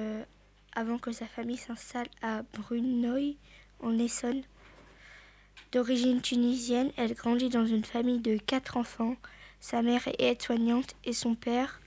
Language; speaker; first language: French; native; French